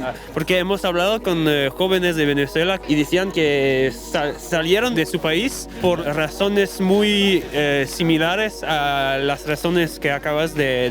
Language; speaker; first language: Spanish; non-native, fluent; French